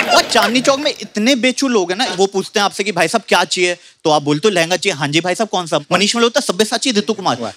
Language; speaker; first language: Hindi; native; Hindi